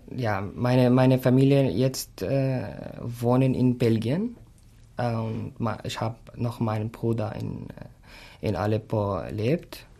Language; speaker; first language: German; non-native, fluent; Arabic